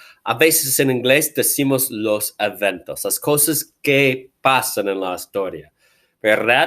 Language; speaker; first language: Spanish; non-native, fluent; English